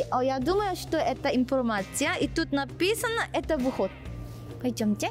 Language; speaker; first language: Russian; non-native, fluent; Korean